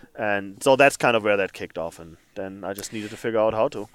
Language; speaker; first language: English; non-native, fluent; German